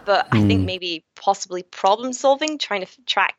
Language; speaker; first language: English; native; English